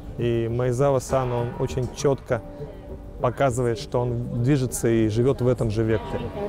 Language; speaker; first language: Russian; native; Russian